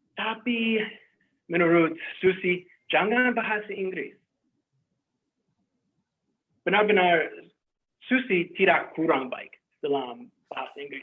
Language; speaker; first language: Indonesian; non-native, fluent; English